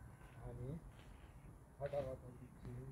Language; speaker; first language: Korean; native; Korean